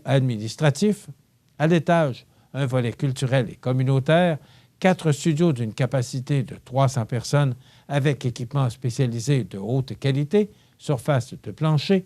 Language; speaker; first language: French; native; French